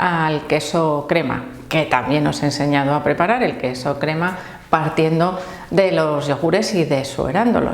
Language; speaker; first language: Spanish; native; Spanish